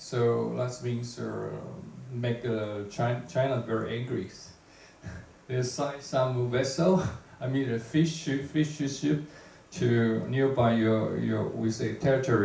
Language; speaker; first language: English; non-native, fluent; Chinese